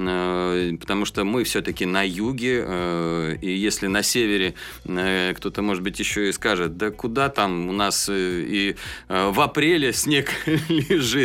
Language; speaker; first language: Russian; native; Russian